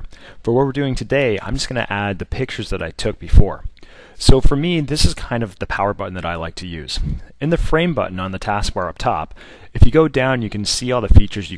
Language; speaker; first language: English; native; English